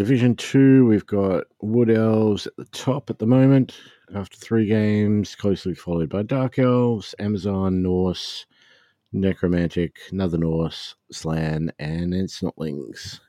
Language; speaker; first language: English; native; English